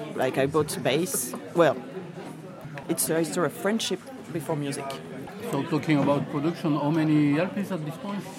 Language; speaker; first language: English; non-native, fluent; French